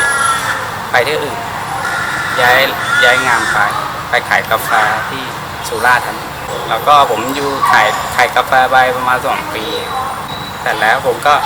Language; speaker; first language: Thai; non-native, fluent; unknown